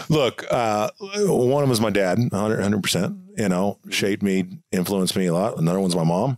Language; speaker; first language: English; native; English